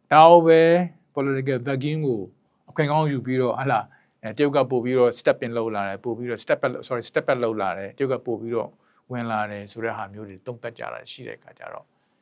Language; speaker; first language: Burmese; native; Burmese